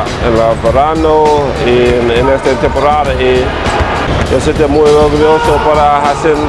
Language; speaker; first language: Spanish; non-native, learner; English